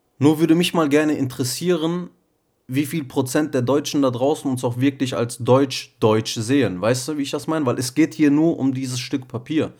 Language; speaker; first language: German; early bilingual, other home language; Turkish